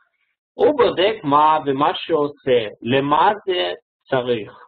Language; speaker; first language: Hebrew; non-native, fluent; Russian